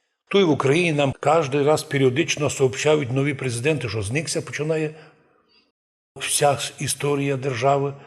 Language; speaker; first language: Ukrainian; non-native, local second language; Rusyn